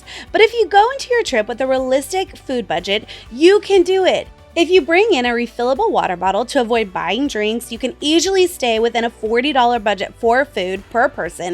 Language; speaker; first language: English; native; English